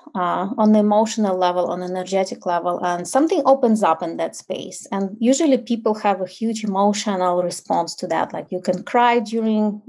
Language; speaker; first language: English; non-native, fluent; Ukrainian